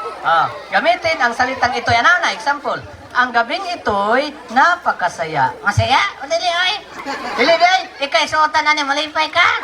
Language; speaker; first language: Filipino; non-native, local second language; Cebuano